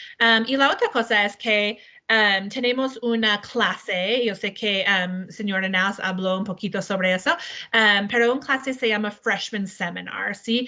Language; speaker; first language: Spanish; non-native, learner; English